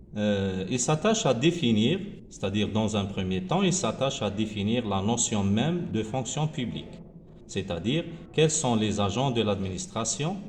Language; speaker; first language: French; non-native, local second language; Arabic